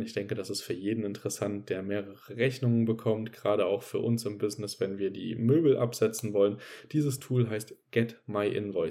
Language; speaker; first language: German; native; German